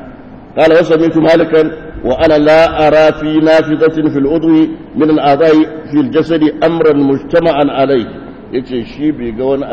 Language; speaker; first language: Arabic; non-native, fluent; Hausa